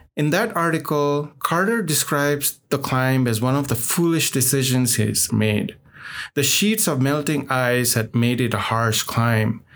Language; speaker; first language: English; non-native, local second language; Nepali